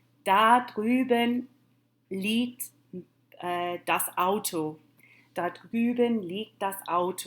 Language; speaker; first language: German; non-native, fluent; English